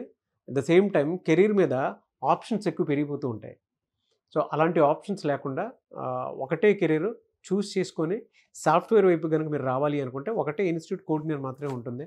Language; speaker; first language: Telugu; native; Telugu